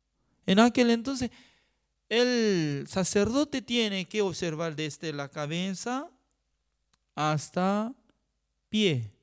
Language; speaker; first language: Spanish; non-native, fluent; Korean